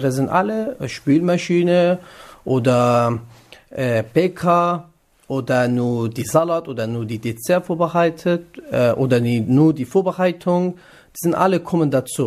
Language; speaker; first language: German; non-native, learner; Kurdish